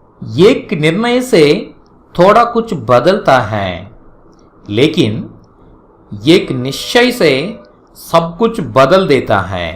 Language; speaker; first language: Hindi; non-native, local second language; Telugu